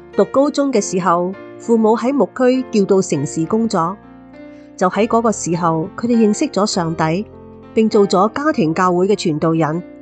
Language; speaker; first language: Chinese; non-native, local second language; Cantonese